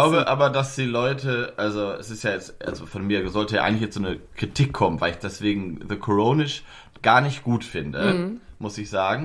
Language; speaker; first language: German; native; German